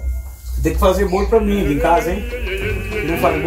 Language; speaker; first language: Portuguese; native; Portuguese